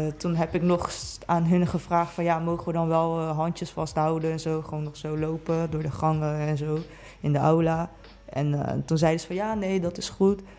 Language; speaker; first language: Dutch; early bilingual, other home language; Portuguese